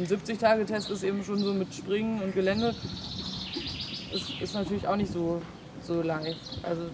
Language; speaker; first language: German; native; German